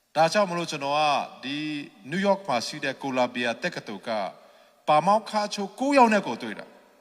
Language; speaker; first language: Burmese; non-native, local second language; Hakha Chin